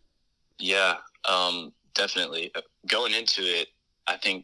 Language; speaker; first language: English; native; English